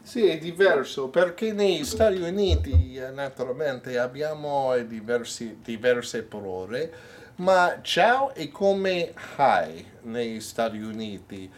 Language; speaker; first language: Italian; non-native, learner; English